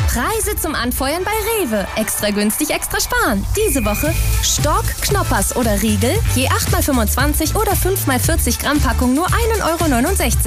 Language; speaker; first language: German; native; German